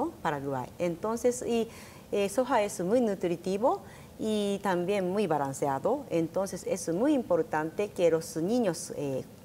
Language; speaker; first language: Spanish; non-native, learner; Japanese